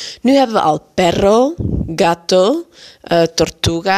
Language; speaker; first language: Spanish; non-native, fluent; Dutch